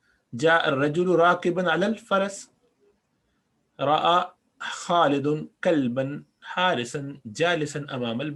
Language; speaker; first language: Arabic; non-native, fluent; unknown